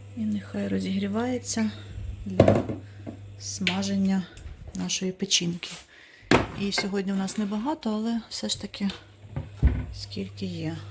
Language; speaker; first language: Ukrainian; non-native, local second language; Russian